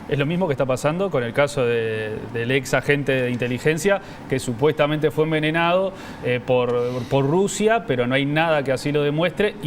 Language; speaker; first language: Spanish; native; Spanish